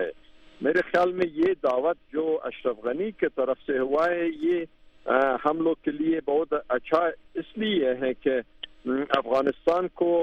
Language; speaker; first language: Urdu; non-native, fluent; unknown